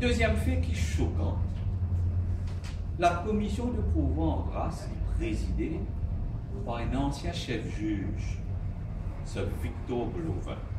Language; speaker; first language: French; non-native, local second language; Morisyen